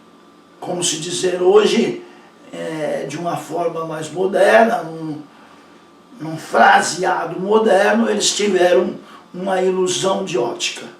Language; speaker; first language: Portuguese; native; Portuguese